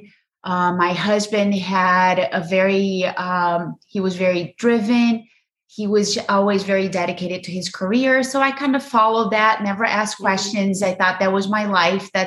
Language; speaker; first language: English; non-native, fluent; Portuguese